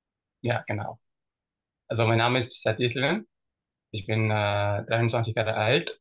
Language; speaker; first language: German; non-native, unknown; Tamil